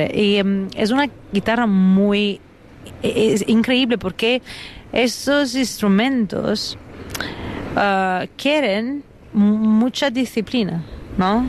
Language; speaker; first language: Spanish; non-native, fluent; Italian